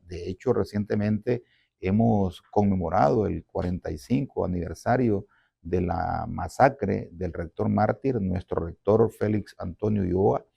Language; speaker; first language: Spanish; native; Spanish